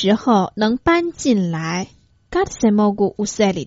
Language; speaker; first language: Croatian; non-native, fluent; Chinese